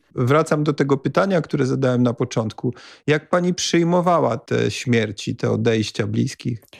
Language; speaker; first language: Polish; native; Polish